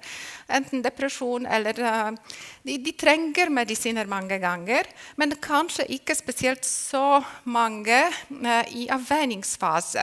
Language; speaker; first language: Norwegian; non-native, fluent; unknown